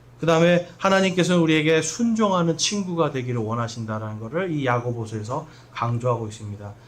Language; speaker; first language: Korean; native; Korean